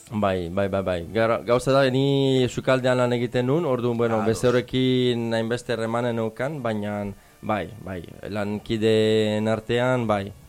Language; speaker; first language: Basque; non-native, fluent; Italian